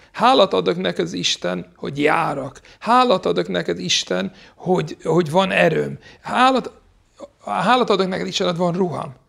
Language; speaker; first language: Hungarian; non-native, fluent; English